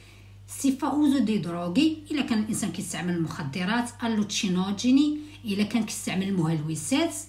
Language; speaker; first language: Arabic; native; Arabic